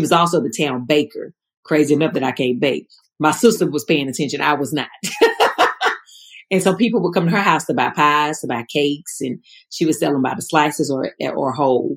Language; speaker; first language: English; native; English